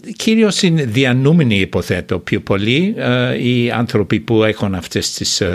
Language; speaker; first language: Greek; non-native, fluent; English